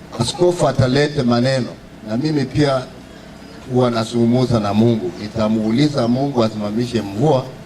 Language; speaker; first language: Swahili; non-native, local second language; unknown